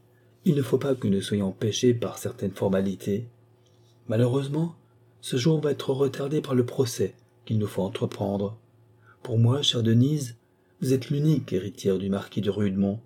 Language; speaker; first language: French; native; French